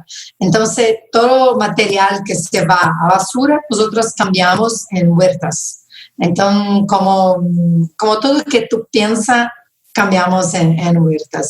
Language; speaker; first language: Spanish; non-native, fluent; Portuguese